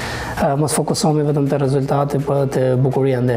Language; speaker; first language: Albanian; native; Albanian